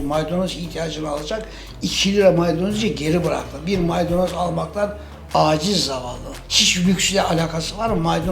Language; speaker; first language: Turkish; native; Turkish